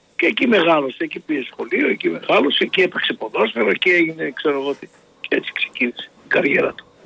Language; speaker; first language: Greek; early bilingual, heritage; Greek